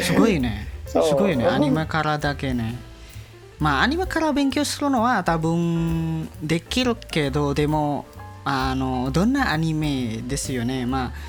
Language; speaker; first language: Japanese; non-native, learner; Indonesian